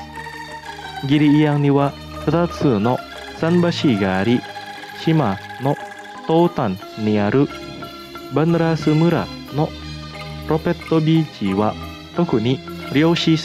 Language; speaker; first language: Japanese; non-native, fluent; Indonesian